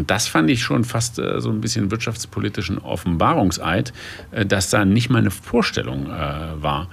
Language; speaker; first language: German; native; German